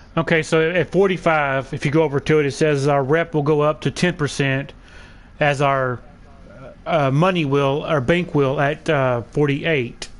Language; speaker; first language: English; native; English